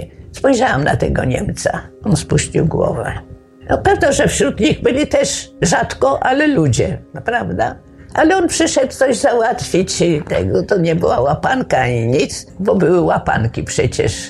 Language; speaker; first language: Polish; native; Polish